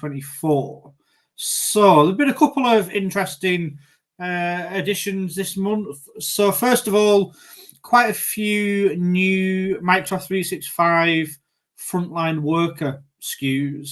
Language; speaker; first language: English; native; English